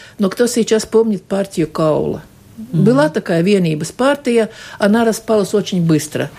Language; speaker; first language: Russian; non-native, local second language; Latvian